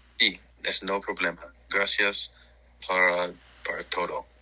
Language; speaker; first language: Spanish; non-native, learner; English